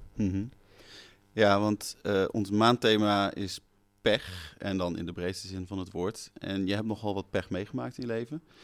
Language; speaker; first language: Dutch; native; Dutch